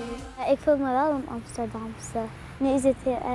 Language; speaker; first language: Dutch; early bilingual, other home language; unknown